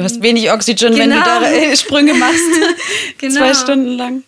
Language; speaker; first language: German; native; German